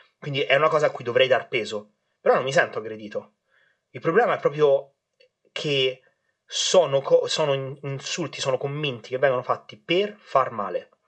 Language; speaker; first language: Italian; native; Italian